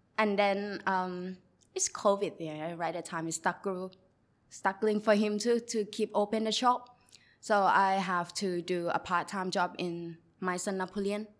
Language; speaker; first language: English; non-native, learner; Thai